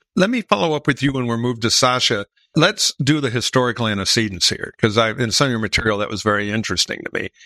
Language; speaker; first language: English; native; English